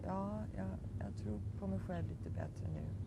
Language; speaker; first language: Swedish; early bilingual, heritage; Swedish